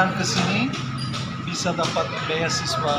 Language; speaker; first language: Indonesian; non-native, learner; English